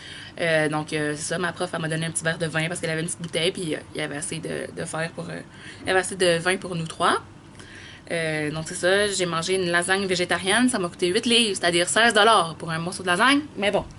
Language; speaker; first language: French; native; French